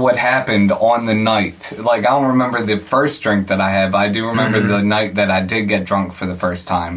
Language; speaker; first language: English; native; English